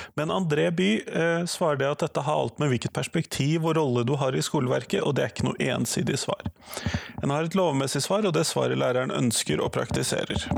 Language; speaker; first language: Norwegian; native; Norwegian